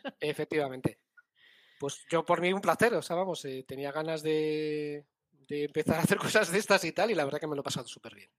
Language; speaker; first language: Spanish; native; Spanish